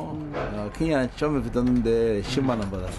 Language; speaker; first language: Korean; non-native, learner; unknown